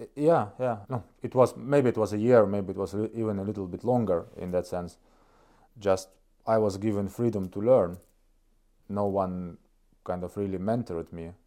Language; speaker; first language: English; non-native, fluent; Estonian